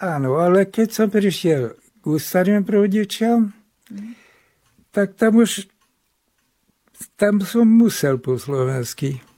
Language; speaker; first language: Slovak; non-native, local second language; Hungarian